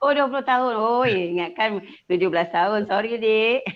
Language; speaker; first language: Malay; native; Malay